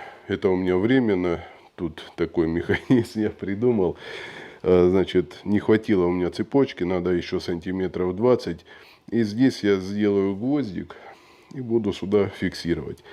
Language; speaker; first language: Russian; native; Russian